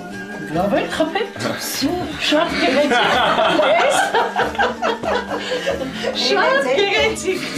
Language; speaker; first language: Armenian; non-native, learner; English